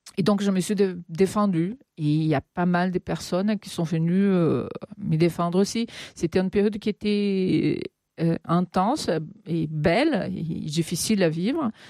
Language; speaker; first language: French; non-native, fluent; Portuguese